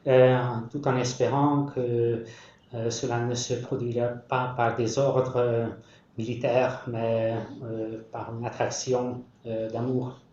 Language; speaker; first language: French; non-native, fluent; Hungarian